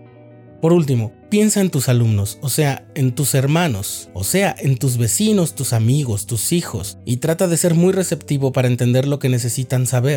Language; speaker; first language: Spanish; native; Spanish